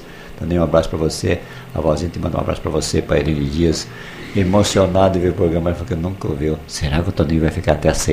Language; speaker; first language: Portuguese; native; Portuguese